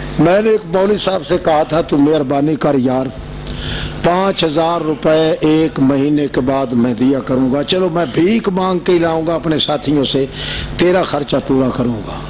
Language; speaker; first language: Urdu; non-native, local second language; Saraiki